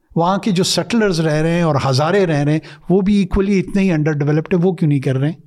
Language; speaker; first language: Urdu; non-native, local second language; Pashto